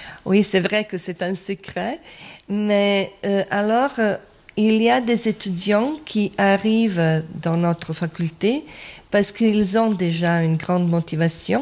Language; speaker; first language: French; non-native, fluent; Croatian